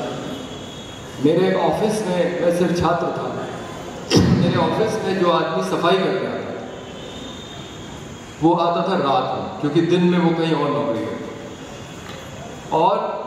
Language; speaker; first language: Hindi; native; Hindi